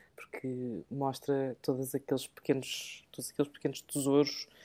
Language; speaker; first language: Portuguese; early bilingual, other home language; English